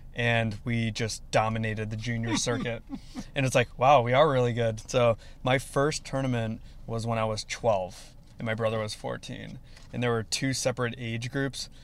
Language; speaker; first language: English; native; English